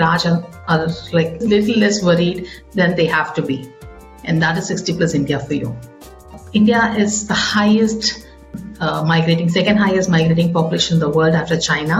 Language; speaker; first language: English; non-native, local second language; Tamil